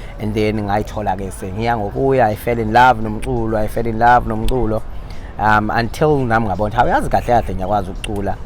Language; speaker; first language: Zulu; native; Zulu